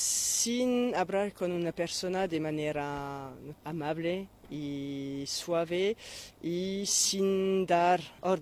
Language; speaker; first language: Spanish; non-native, fluent; French